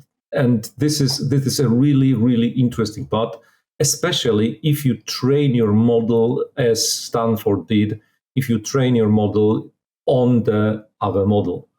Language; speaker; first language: English; non-native, fluent; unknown